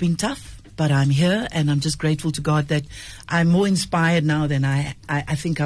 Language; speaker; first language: English; native; English